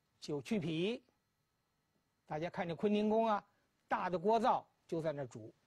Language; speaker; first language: Chinese; native; Chinese